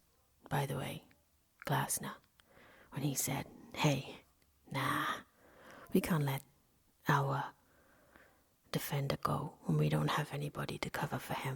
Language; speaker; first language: English; non-native, local second language; Welsh